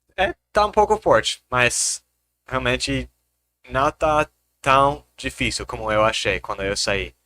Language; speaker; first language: Portuguese; non-native, fluent; English